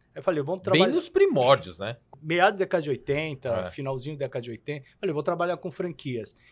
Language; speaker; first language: Portuguese; early bilingual, other home language; Korean